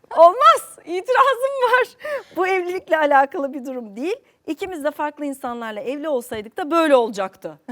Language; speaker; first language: Turkish; native; Turkish